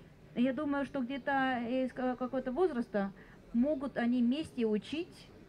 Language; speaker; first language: Russian; non-native, fluent; Estonian